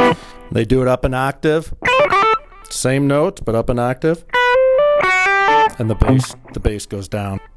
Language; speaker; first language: English; native; English